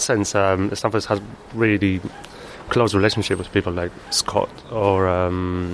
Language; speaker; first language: English; non-native, fluent; Spanish